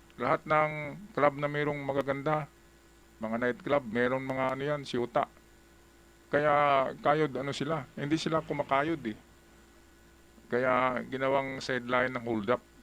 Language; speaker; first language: Filipino; native; Filipino